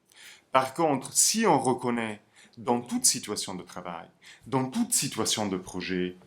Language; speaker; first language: French; native; French